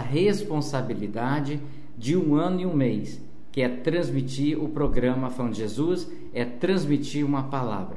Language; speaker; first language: Portuguese; native; Portuguese